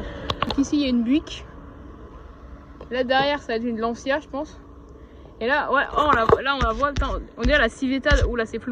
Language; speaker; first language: French; native; French